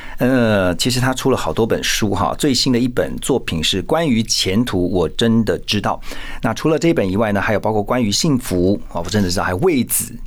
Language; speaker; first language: Chinese; native; Chinese